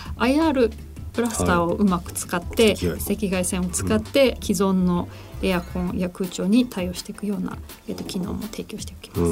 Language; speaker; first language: Japanese; native; Japanese